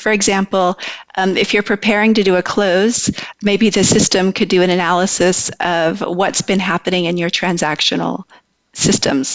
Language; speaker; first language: English; native; English